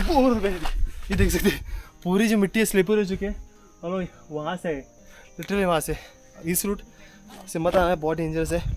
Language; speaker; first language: Hindi; non-native, local second language; Marathi